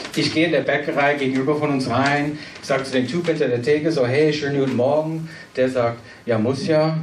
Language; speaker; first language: German; non-native, fluent; English